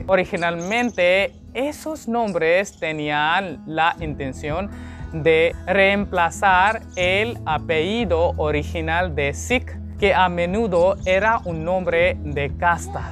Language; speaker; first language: Spanish; non-native, learner; Hindi